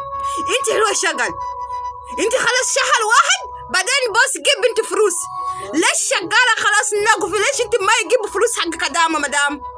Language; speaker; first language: Arabic; non-native, learner; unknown